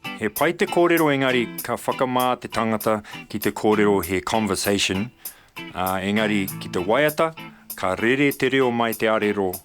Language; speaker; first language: Māori; non-native, local second language; English